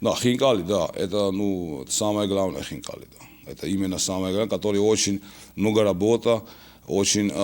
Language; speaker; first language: Russian; non-native, local second language; Georgian